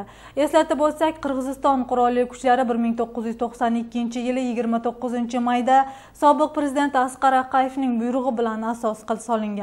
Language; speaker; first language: Kyrgyz; non-native, local second language; Uzbek